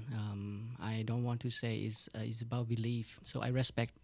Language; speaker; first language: English; non-native, learner; Thai